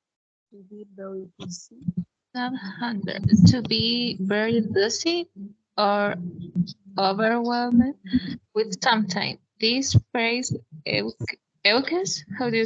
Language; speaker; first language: English; non-native, learner; Spanish